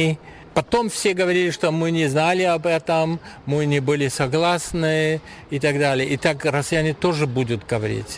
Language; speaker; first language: Russian; non-native, fluent; German